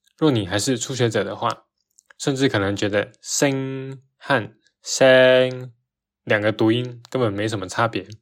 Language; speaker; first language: Chinese; native; Chinese